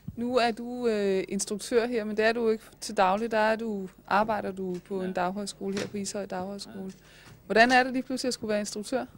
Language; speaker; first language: Danish; native; Danish